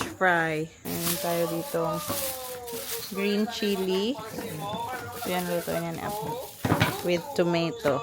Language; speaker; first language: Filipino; non-native, local second language; Hiligaynon